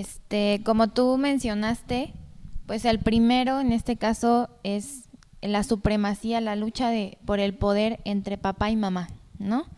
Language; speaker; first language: Spanish; native; Spanish